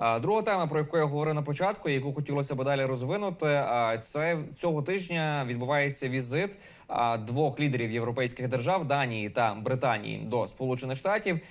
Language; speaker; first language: Ukrainian; native; Ukrainian